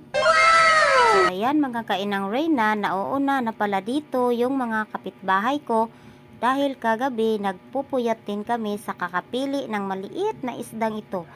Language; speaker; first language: Filipino; non-native, local second language; Cebuano